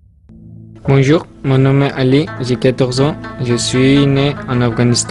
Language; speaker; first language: French; non-native, learner; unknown